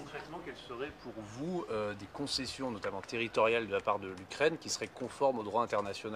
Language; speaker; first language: French; native; French